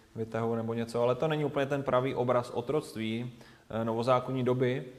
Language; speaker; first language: Czech; native; Czech